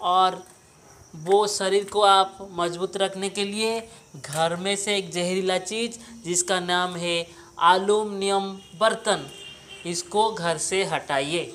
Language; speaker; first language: Hindi; non-native, local second language; Odia